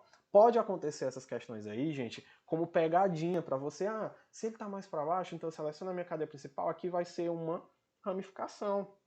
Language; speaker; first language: Portuguese; native; Portuguese